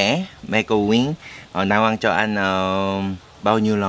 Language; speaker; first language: Vietnamese; non-native, learner; Korean